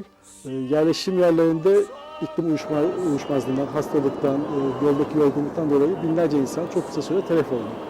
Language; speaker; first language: Turkish; native; Turkish